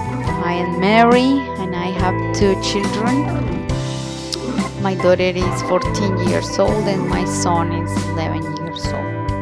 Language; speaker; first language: English; non-native, learner; Spanish